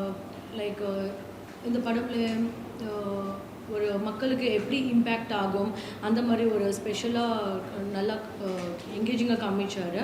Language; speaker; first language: Tamil; non-native, learner; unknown